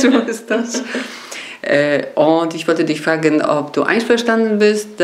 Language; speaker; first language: German; non-native, fluent; Polish